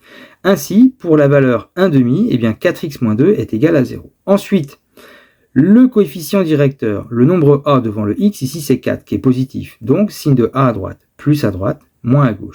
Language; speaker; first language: French; native; French